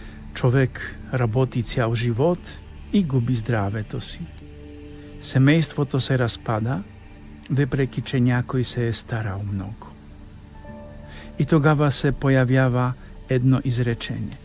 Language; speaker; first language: Bulgarian; non-native, fluent; Polish